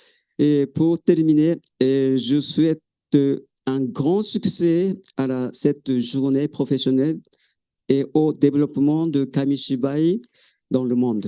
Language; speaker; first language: French; non-native, fluent; Japanese